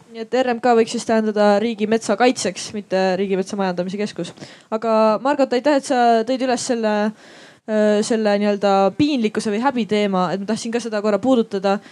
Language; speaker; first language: Estonian; native; Estonian